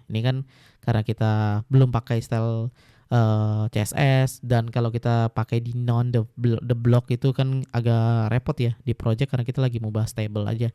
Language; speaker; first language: Indonesian; native; Indonesian